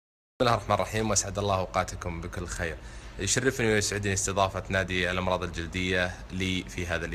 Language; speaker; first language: Arabic; native; Arabic